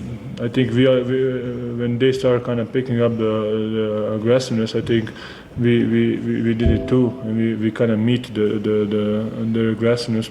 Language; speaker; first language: English; non-native, fluent; Serbian